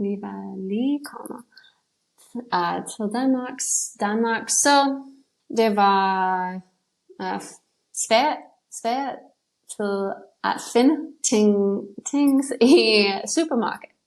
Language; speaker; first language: Danish; non-native, learner; English